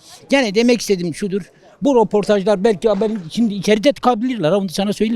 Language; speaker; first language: Turkish; non-native, local second language; Kurdish